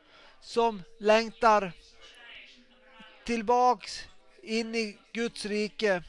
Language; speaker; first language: Swedish; non-native, local second language; Finnish